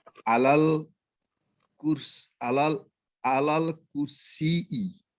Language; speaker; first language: Arabic; non-native, learner; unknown